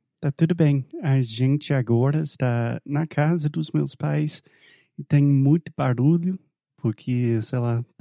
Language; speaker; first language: Portuguese; non-native, fluent; English